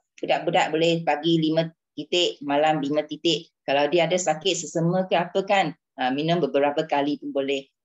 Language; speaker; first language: Malay; non-native, local second language; Chinese